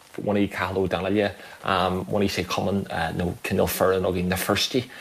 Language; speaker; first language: Irish; native; Irish